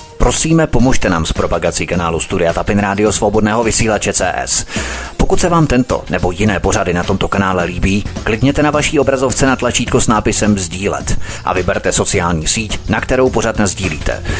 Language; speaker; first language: Czech; native; Czech